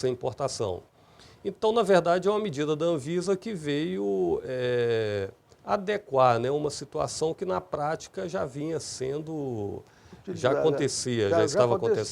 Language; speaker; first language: Portuguese; native; Portuguese